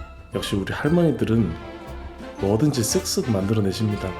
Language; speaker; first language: Korean; native; Korean